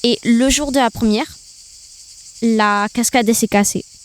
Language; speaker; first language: French; early bilingual, other home language; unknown